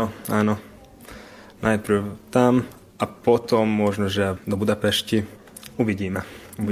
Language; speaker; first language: Slovak; non-native, local second language; Hungarian